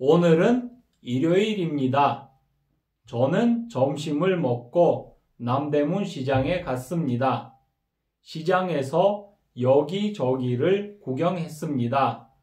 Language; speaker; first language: Korean; non-native, fluent; Kyrgyz